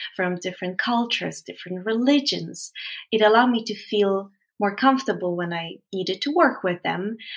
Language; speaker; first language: English; non-native, fluent; Polish